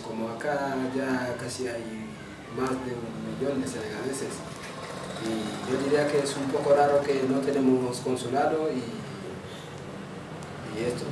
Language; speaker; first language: Spanish; non-native, local second language; Wolof